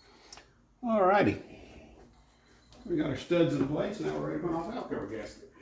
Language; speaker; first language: English; native; English